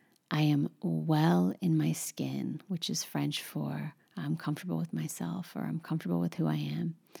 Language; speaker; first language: English; native; English